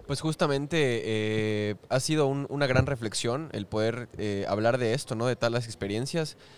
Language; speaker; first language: Spanish; native; Spanish